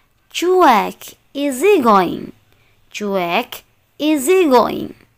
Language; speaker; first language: English; non-native, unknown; Indonesian